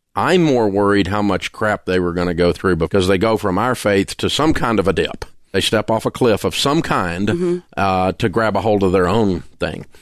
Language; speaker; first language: English; native; English